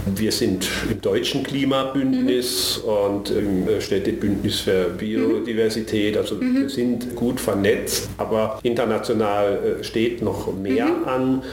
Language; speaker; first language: German; native; German